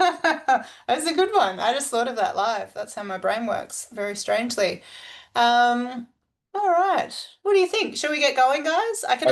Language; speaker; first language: English; native; English